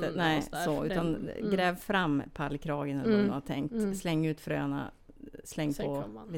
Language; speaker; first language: Swedish; native; Swedish